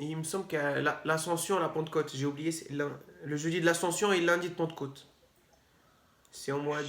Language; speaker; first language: French; native; French